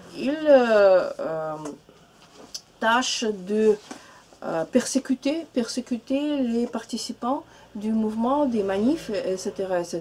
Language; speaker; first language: French; non-native, learner; Russian